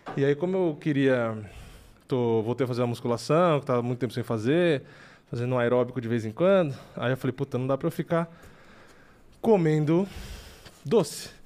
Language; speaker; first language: Portuguese; native; Portuguese